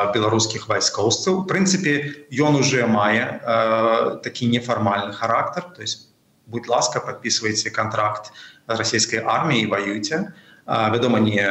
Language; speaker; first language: Belarusian; non-native, local second language; Russian